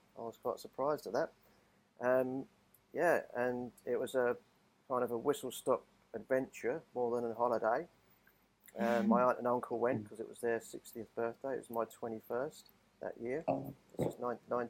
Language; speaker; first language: English; native; English